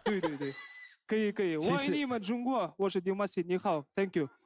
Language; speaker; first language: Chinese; non-native, learner; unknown